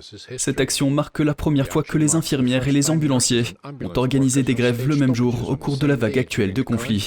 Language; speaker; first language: French; native; French